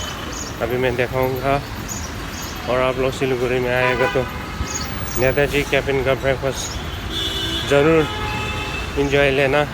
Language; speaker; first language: Hindi; non-native, local second language; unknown